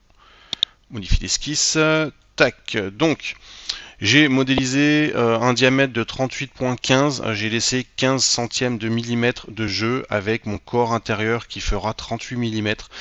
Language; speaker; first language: French; native; French